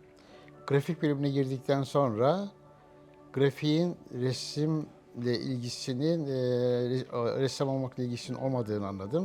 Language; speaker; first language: Turkish; native; Turkish